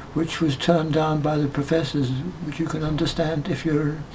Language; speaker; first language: English; native; English